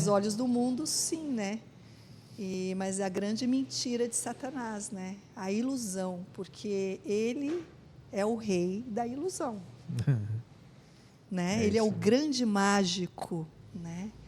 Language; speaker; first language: Portuguese; native; Portuguese